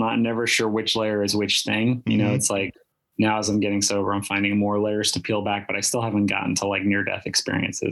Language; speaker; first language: English; native; English